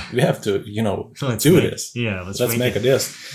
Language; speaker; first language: English; non-native, fluent; Swedish